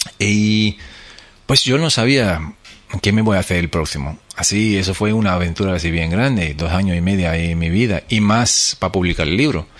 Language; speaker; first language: Spanish; non-native, fluent; English